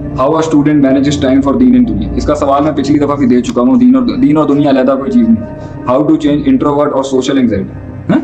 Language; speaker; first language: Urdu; non-native, local second language; Punjabi